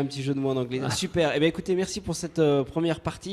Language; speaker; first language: French; native; French